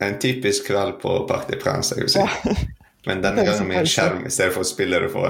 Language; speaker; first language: Norwegian; non-native, fluent; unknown